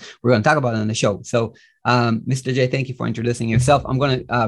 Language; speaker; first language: English; non-native, fluent; Hebrew